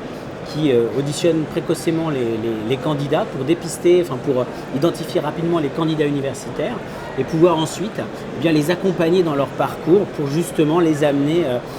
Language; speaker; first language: French; native; French